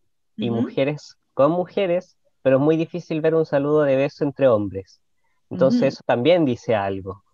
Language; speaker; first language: Spanish; native; Spanish